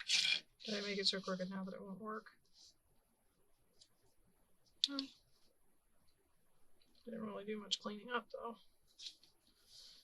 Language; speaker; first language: English; native; English